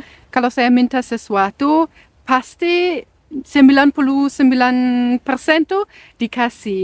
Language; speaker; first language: Indonesian; non-native, fluent; German